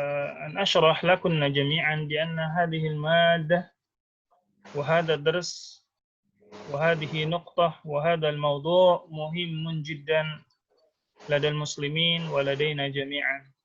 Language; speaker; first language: Arabic; non-native, fluent; Indonesian